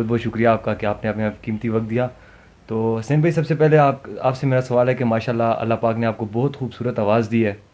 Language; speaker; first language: Urdu; non-native, local second language; Punjabi